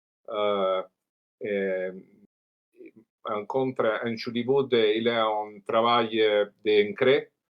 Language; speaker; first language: French; non-native, learner; Italian